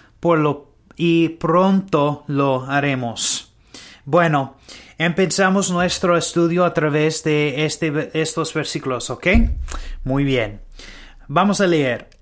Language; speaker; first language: Spanish; non-native, learner; English